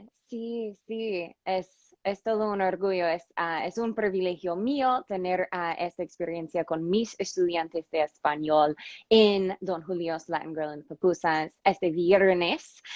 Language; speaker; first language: Spanish; non-native, fluent; English